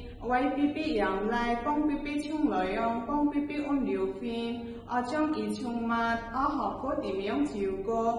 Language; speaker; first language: Cantonese; non-native, learner; Burmese